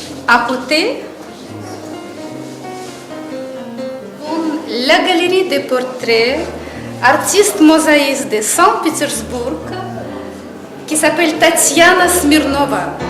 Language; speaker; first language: French; non-native, fluent; Russian